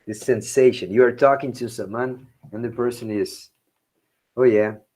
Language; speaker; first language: English; non-native, fluent; Portuguese